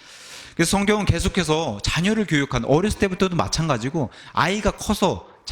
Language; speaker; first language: Korean; native; Korean